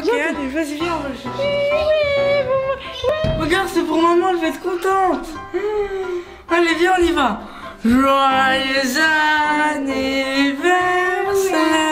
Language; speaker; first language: French; native; French